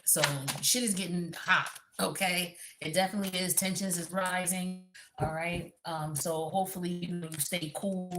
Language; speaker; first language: English; native; English